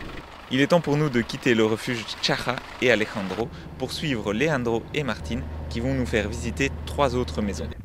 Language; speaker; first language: French; native; French